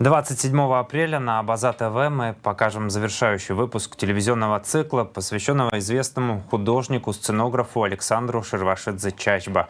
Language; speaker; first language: Russian; native; Russian